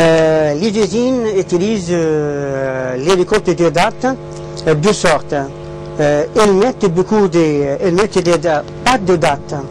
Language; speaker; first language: French; non-native, learner; Arabic